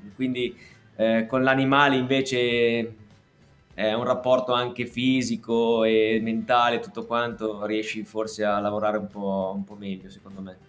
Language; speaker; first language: Italian; native; Italian